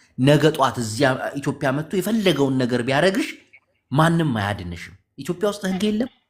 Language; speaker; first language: Amharic; native; Amharic